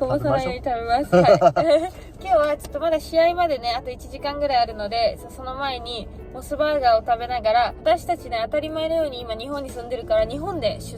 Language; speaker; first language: Japanese; native; Japanese